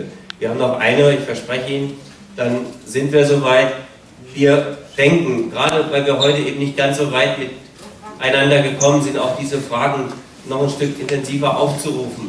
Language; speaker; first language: German; native; German